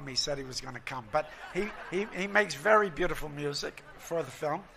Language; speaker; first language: English; native; English